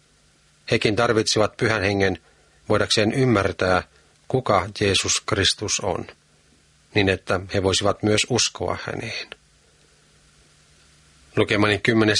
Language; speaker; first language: Finnish; native; Finnish